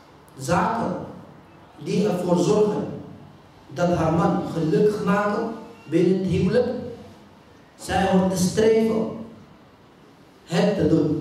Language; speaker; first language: Dutch; non-native, fluent; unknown